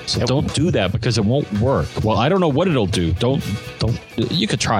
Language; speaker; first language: English; native; English